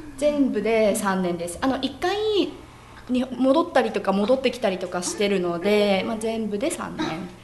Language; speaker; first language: Japanese; native; Japanese